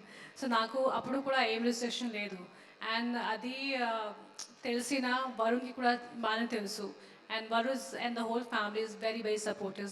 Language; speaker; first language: Telugu; non-native, local second language; Hindi